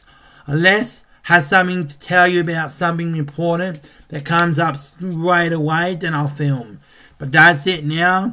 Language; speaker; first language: English; native; English